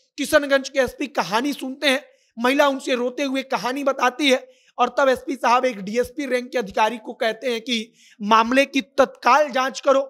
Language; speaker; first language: Hindi; native; Hindi